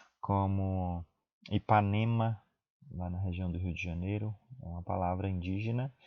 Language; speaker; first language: Portuguese; native; Portuguese